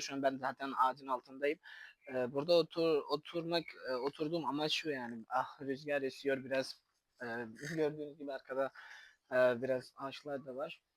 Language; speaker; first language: Turkish; non-native, fluent; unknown